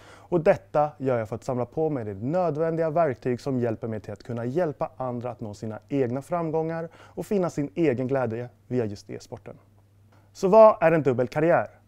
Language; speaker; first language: Swedish; native; Swedish